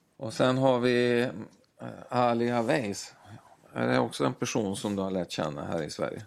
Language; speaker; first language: Swedish; native; Swedish